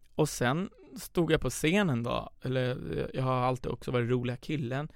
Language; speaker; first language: Swedish; early bilingual, other home language; Persian